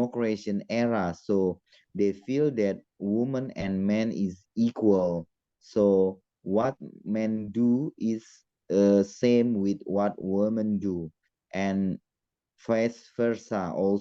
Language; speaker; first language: English; non-native, learner; Indonesian